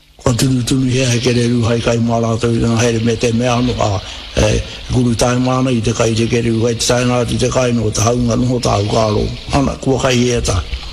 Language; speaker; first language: Māori; native; Māori